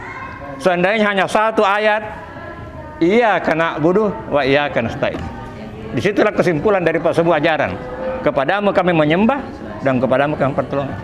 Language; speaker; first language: Indonesian; native; Indonesian